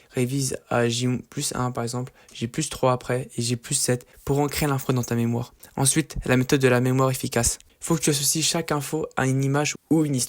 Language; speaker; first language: French; native; French